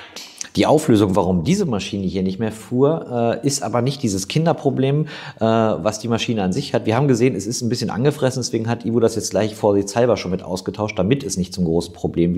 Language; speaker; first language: German; native; German